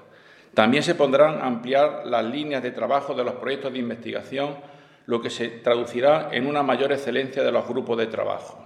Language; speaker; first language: Spanish; native; Spanish